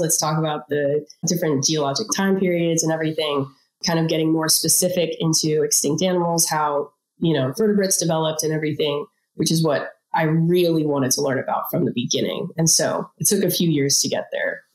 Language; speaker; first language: English; native; English